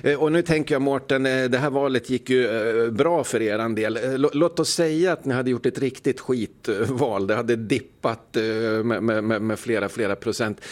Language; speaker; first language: Swedish; native; Swedish